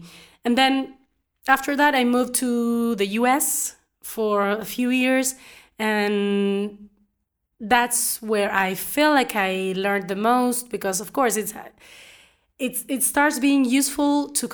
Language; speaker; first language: English; non-native, fluent; Spanish